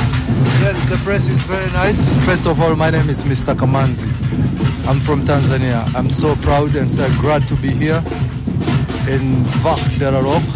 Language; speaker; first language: English; non-native, local second language; Swahili